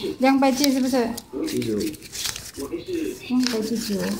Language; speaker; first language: Chinese; non-native, learner; Filipino